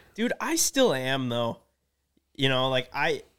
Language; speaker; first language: English; native; English